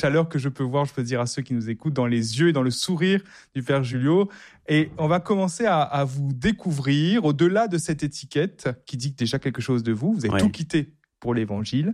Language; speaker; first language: French; native; French